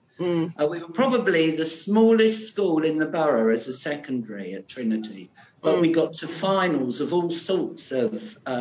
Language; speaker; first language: English; non-native, local second language; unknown